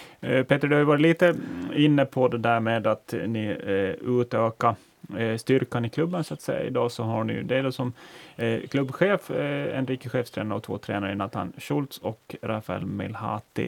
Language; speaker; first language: Swedish; native; Swedish